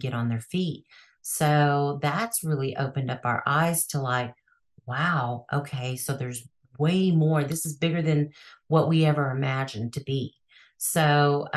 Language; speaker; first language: English; native; English